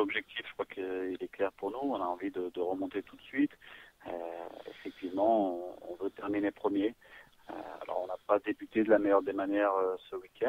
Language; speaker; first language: French; native; French